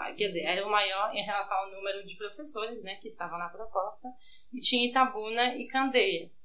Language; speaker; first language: Portuguese; early bilingual, heritage; Portuguese